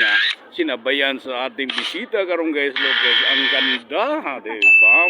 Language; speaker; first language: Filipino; non-native, local second language; Cebuano